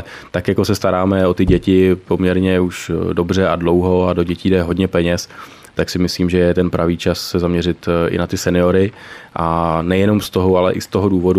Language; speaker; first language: Czech; native; Czech